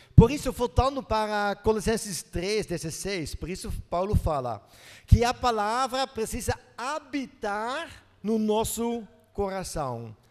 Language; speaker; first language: Portuguese; non-native, fluent; Dutch